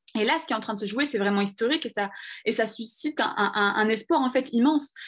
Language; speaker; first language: French; early bilingual, other home language; Arabic